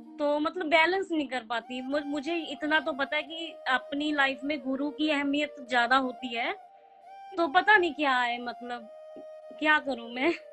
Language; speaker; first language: Hindi; native; Hindi